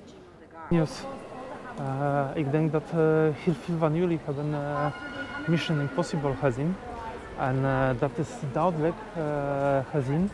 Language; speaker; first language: Dutch; non-native, learner; Polish